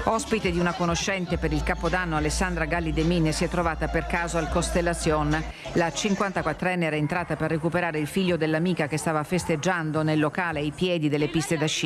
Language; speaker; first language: Italian; native; Italian